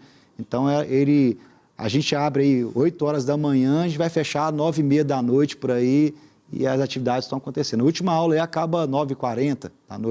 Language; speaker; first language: Portuguese; native; Portuguese